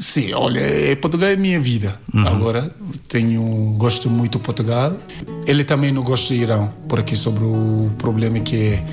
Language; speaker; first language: Portuguese; non-native, learner; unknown